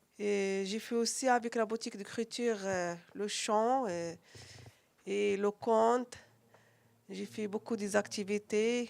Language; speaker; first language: French; non-native, learner; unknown